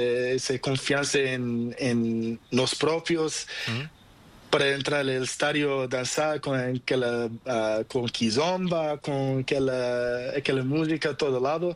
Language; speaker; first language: Spanish; non-native, learner; Portuguese